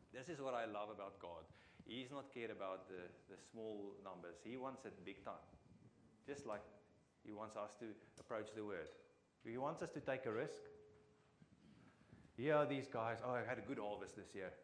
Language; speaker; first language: English; non-native, local second language; Afrikaans